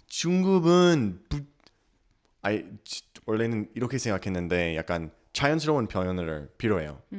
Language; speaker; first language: Korean; non-native, learner; English